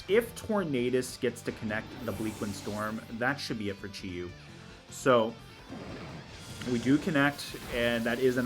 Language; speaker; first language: English; native; English